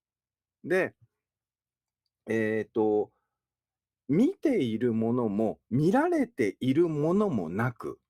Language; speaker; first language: Japanese; native; Japanese